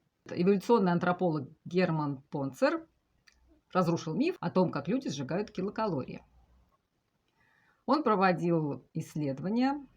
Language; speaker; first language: Russian; native; Russian